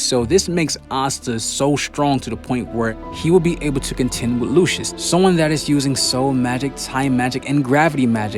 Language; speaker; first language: English; native; English